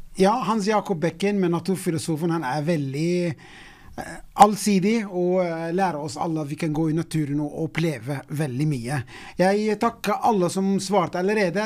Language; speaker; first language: Norwegian; non-native, fluent; English